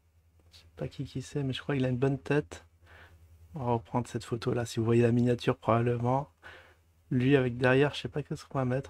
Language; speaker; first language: French; native; French